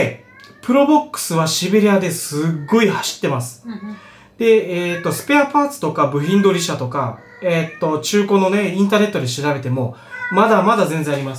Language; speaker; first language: Japanese; native; Japanese